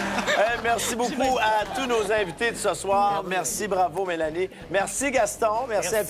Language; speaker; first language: French; native; French